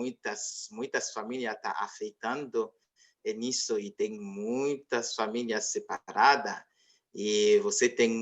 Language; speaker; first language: Portuguese; non-native, learner; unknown